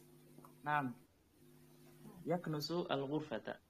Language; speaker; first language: Arabic; non-native, fluent; Indonesian